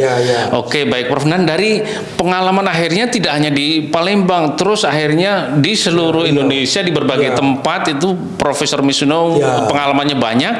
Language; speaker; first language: Indonesian; native; Indonesian